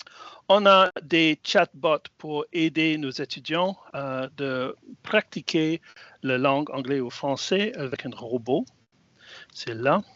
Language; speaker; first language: French; non-native, fluent; English